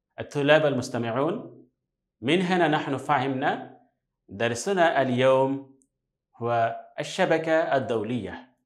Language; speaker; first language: Arabic; non-native, fluent; Bangla